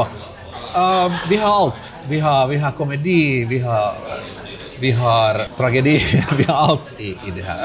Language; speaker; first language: Swedish; non-native, local second language; Finnish